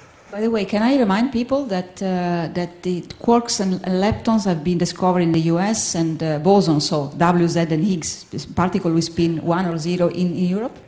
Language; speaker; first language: English; non-native, fluent; Italian